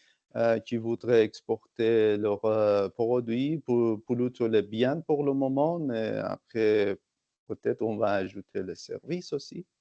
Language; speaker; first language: French; non-native, fluent; Persian